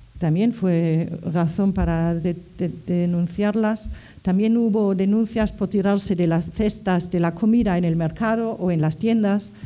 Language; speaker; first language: Spanish; non-native, fluent; German